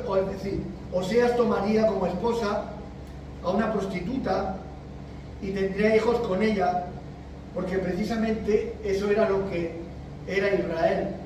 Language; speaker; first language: Spanish; native; Spanish